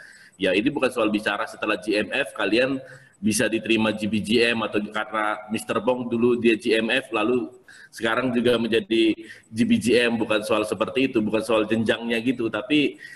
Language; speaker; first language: Indonesian; native; Indonesian